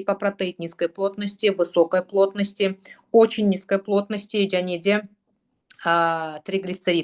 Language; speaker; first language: Russian; non-native, local second language; Kazakh